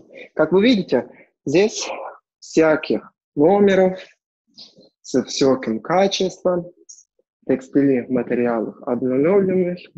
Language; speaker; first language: Russian; non-native, learner; Turkish